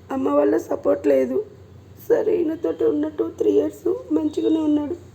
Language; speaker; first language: Telugu; native; Telugu